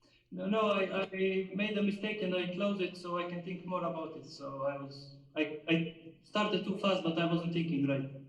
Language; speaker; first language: English; non-native, fluent; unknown